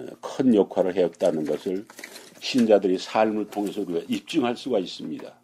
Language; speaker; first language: Korean; native; Korean